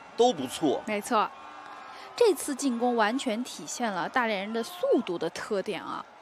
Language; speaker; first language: Chinese; native; Chinese